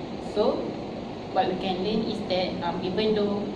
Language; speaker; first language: English; non-native, local second language; Malay